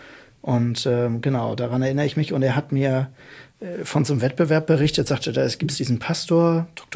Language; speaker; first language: German; native; German